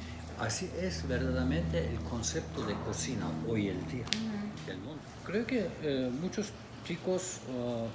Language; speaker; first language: Spanish; non-native, fluent; Turkish